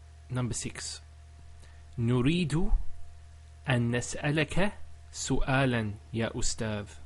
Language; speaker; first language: Arabic; non-native, learner; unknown